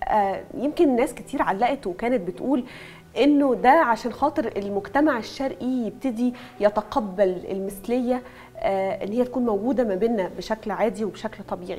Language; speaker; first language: Arabic; native; Arabic